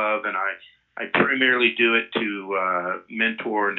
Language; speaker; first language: English; native; English